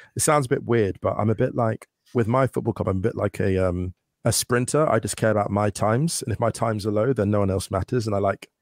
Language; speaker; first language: English; native; English